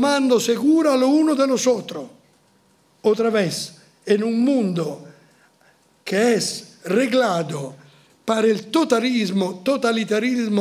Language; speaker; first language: Spanish; non-native, fluent; Italian